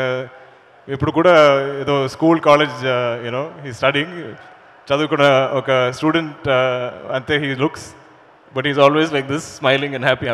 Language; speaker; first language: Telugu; non-native, learner; Malayalam